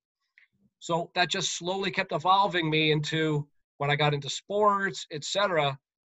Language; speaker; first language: English; native; English